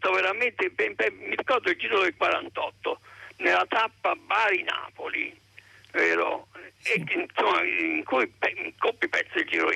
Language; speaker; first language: Italian; native; Italian